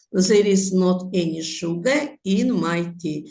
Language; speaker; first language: English; non-native, fluent; Azerbaijani